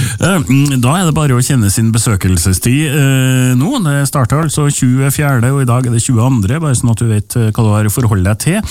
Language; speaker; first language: Norwegian; native; Norwegian